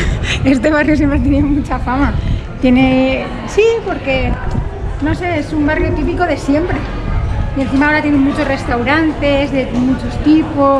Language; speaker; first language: Spanish; native; Spanish